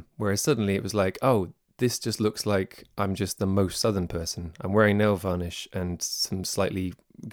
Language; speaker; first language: English; native; English